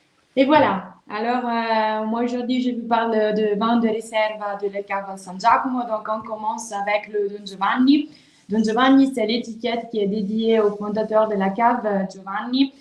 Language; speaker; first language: French; non-native, local second language; Italian